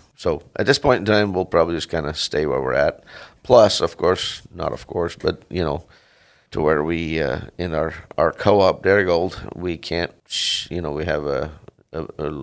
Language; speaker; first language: English; non-native, fluent; Dutch